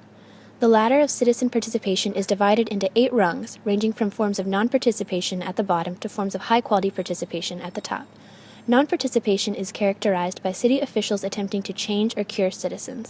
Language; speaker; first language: English; native; English